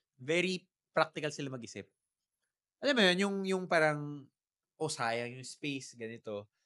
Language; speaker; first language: Filipino; native; Filipino